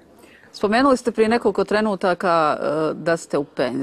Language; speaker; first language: Serbian; native; Serbian